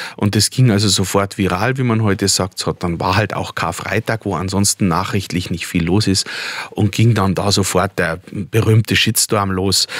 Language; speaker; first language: German; native; German